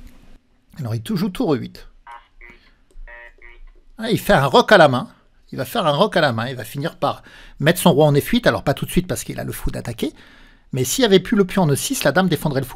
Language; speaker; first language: French; native; French